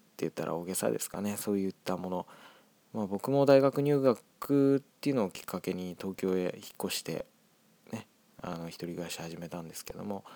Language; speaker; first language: Japanese; native; Japanese